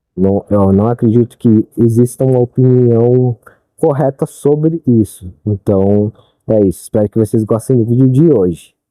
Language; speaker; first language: Portuguese; native; Portuguese